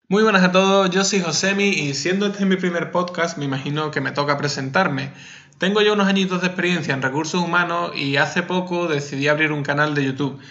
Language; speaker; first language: Spanish; native; Spanish